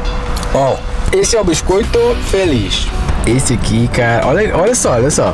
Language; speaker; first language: Portuguese; native; Portuguese